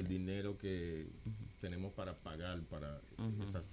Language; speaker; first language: Spanish; non-native, local second language; English